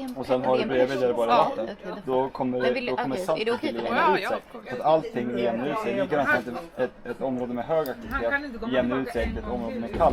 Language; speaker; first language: Swedish; native; Swedish